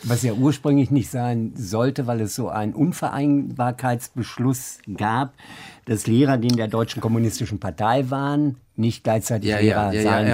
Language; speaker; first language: German; native; German